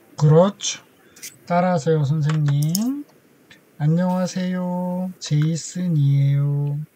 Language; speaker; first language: Korean; native; Korean